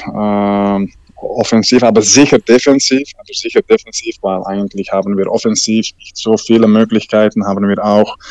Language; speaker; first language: German; non-native, learner; Dutch